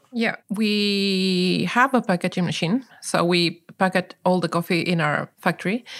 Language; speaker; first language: English; non-native, fluent; Spanish